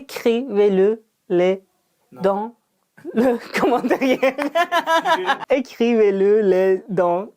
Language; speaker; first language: French; non-native, learner; Uzbek